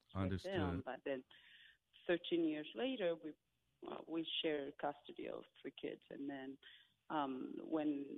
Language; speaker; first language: English; non-native, fluent; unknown